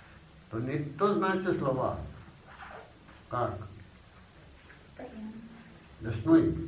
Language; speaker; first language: Russian; non-native, learner; Bangla